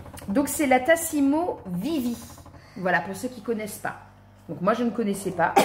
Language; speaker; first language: French; native; French